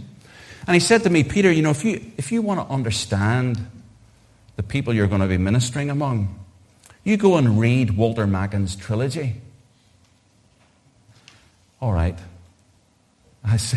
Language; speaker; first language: English; native; English